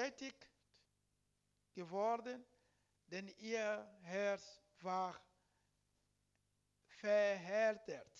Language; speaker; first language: German; non-native, learner; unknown